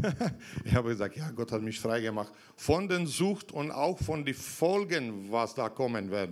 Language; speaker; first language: German; non-native, fluent; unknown